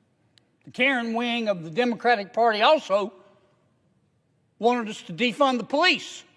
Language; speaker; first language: English; native; English